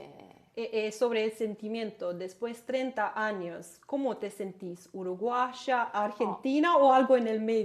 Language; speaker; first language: Spanish; non-native, learner; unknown